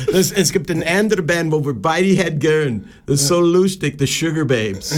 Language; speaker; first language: German; non-native, learner; English